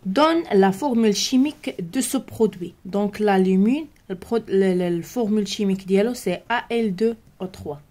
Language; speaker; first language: French; non-native, local second language; Arabic